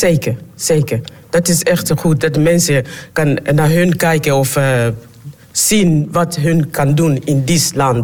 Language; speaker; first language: Dutch; non-native, learner; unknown